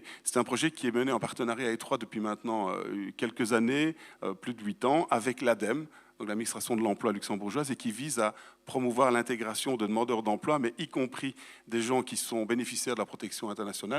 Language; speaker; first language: French; native; French